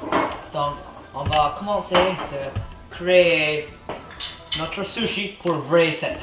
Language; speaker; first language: French; non-native, learner; English